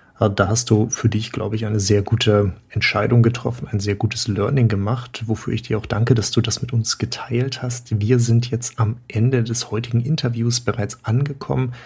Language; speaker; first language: German; native; German